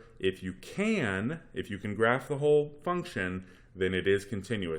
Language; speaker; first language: English; native; English